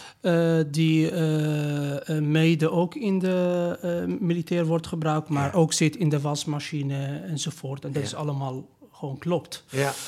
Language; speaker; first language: Dutch; non-native, learner; Persian